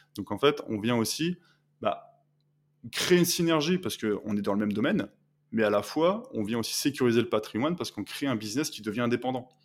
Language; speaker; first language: French; native; French